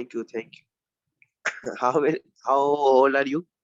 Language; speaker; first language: English; non-native, learner; Urdu